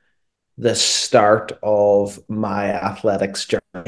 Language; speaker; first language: English; native; English